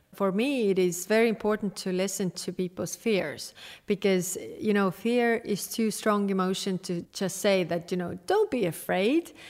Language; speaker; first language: English; non-native, fluent; Estonian